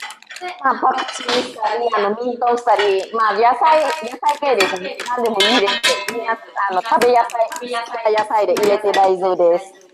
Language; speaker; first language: Japanese; non-native, learner; Vietnamese